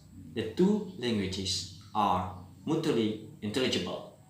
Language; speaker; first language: English; non-native, learner; Indonesian